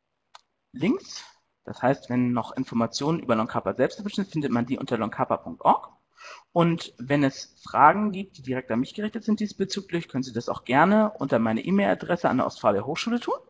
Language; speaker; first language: German; native; German